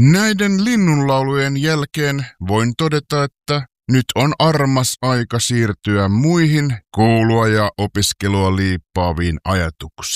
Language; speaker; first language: Finnish; native; Finnish